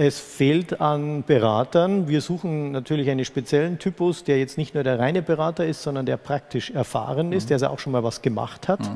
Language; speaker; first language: German; native; German